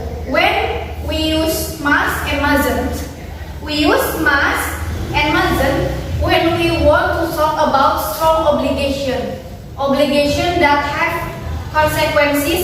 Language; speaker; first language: English; non-native, fluent; Indonesian